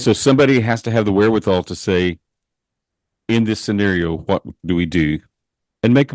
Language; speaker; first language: English; native; English